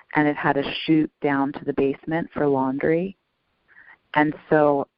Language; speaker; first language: English; native; English